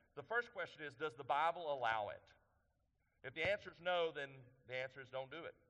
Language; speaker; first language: English; native; English